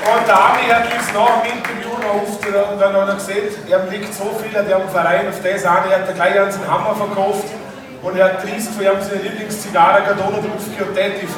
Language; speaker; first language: German; native; German